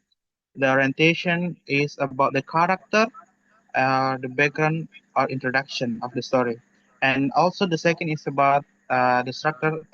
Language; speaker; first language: English; non-native, learner; Indonesian